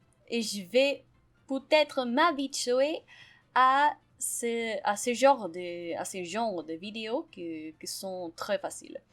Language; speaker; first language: French; non-native, fluent; Spanish